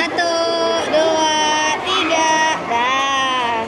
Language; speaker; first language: Indonesian; native; Indonesian